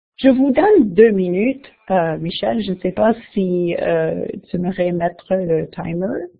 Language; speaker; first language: French; non-native, local second language; English